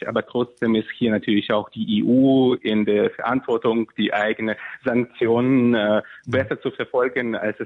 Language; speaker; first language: German; non-native, fluent; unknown